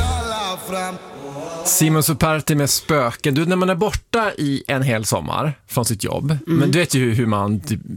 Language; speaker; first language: Swedish; native; Swedish